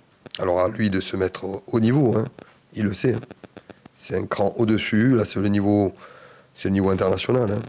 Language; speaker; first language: French; native; French